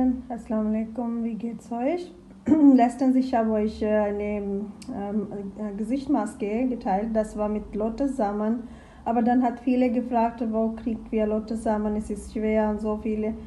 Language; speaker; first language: German; non-native, learner; Urdu